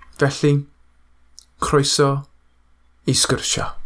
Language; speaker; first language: Welsh; non-native, learner; English